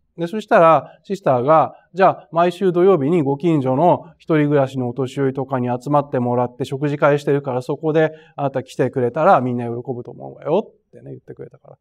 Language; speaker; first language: Japanese; native; Japanese